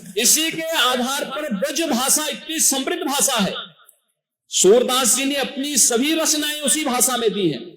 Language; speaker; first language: Hindi; native; Hindi